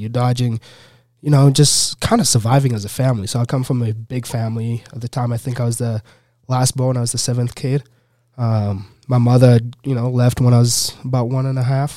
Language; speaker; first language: English; non-native, local second language; Ganda